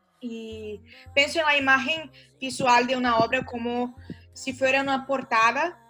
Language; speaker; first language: Spanish; non-native, learner; Portuguese